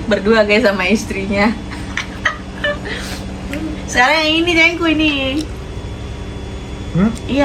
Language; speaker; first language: Indonesian; native; Indonesian